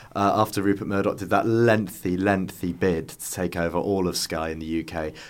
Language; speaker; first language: English; native; English